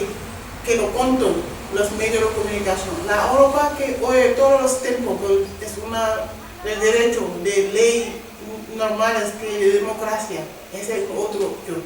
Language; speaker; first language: Spanish; non-native, learner; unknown